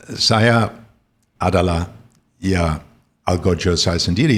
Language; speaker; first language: Indonesian; non-native, fluent; English